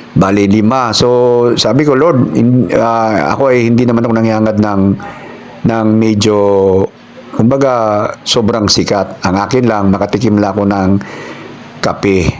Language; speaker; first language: Filipino; non-native, local second language; Cebuano